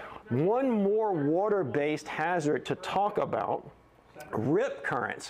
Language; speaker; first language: English; native; English